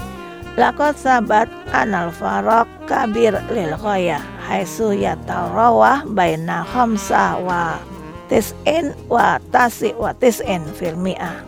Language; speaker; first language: Arabic; non-native, fluent; Indonesian